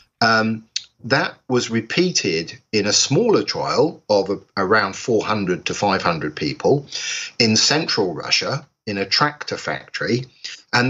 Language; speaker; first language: English; native; English